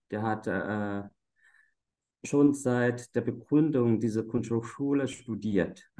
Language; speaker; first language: German; non-native, fluent; Vietnamese